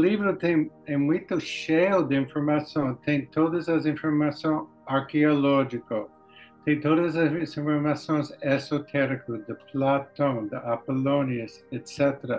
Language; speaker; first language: Portuguese; non-native, learner; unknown